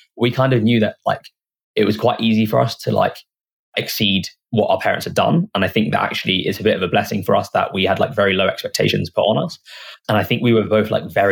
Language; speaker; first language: English; native; English